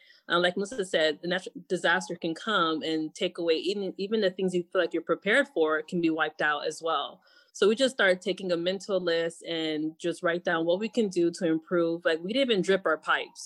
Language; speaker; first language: English; native; English